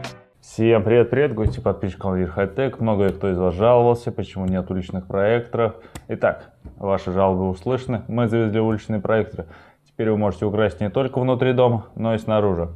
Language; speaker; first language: Russian; native; Russian